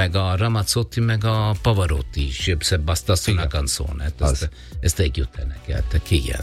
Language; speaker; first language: Hungarian; non-native, learner; Italian